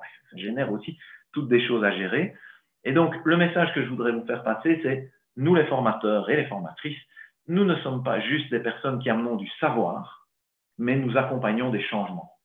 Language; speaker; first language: French; native; French